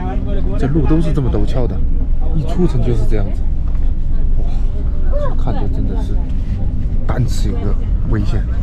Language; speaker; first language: Chinese; native; Chinese